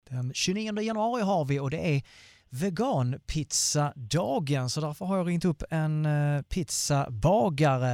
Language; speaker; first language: Swedish; native; Swedish